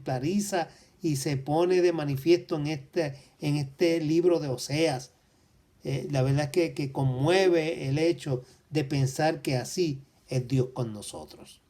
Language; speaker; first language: Spanish; native; Spanish